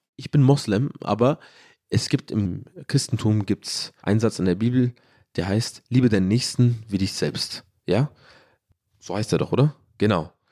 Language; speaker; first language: German; early bilingual, other home language; Arabic